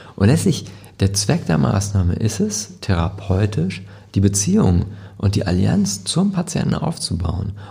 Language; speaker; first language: German; native; German